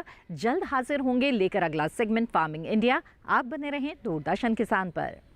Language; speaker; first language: Hindi; native; Hindi